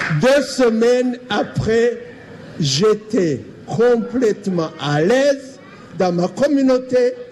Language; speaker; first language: French; non-native, local second language; Rundi